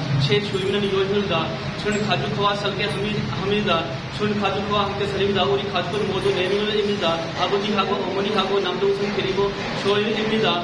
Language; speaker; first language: Korean; non-native, learner; Punjabi